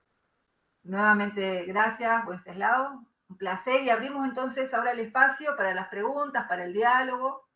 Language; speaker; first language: Spanish; native; Spanish